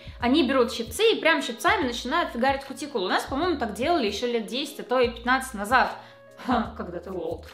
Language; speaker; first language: Russian; native; Russian